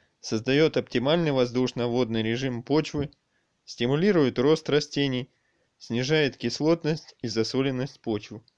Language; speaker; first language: Russian; native; Russian